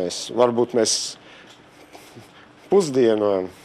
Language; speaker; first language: Latvian; non-native, local second language; Russian